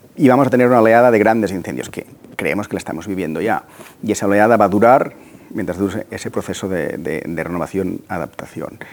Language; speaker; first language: Spanish; native; Spanish